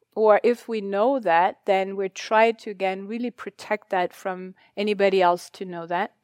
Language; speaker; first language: English; non-native, fluent; German